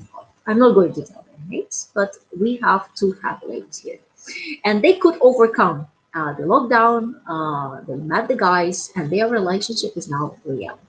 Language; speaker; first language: English; non-native, fluent; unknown